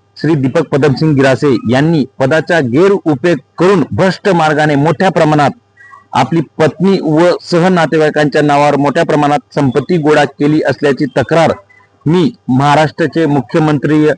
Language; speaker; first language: Marathi; native; Marathi